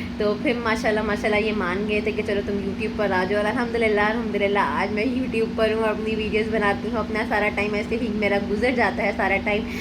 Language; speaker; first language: Urdu; native; Urdu